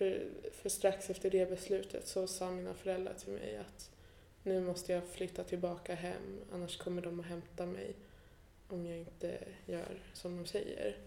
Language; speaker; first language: Swedish; early bilingual, other home language; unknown